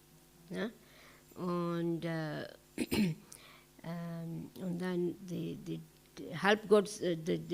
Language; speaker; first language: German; non-native, learner; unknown